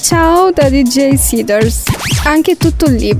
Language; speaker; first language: Italian; early bilingual, other home language; Arabic